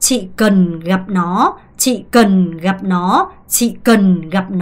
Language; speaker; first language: Vietnamese; non-native, fluent; Korean